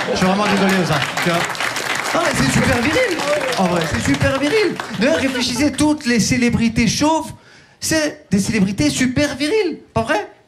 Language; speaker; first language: French; early bilingual, other home language; Turkish